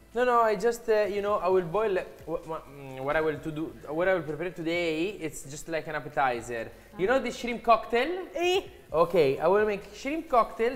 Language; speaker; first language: English; non-native, fluent; Italian